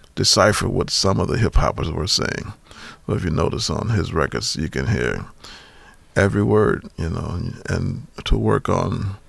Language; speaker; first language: English; native; English